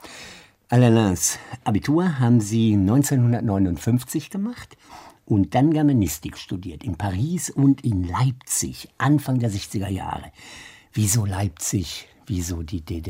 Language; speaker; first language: German; native; German